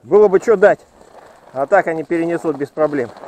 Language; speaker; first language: Russian; native; Russian